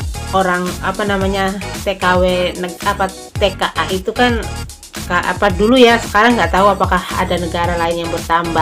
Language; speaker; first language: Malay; non-native, local second language; Javanese